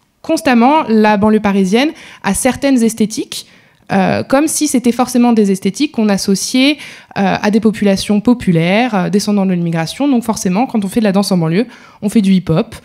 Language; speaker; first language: French; native; French